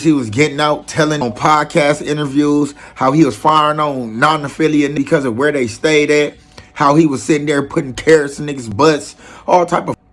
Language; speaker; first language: English; native; English